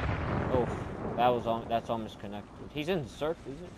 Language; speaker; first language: English; native; English